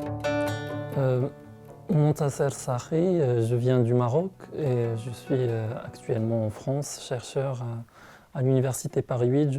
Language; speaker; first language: French; non-native, local second language; Arabic